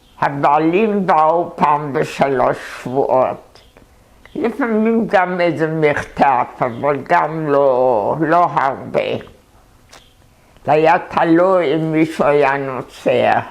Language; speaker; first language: Hebrew; non-native, fluent; German